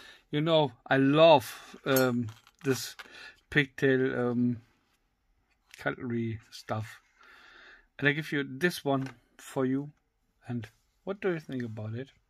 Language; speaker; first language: English; non-native, learner; German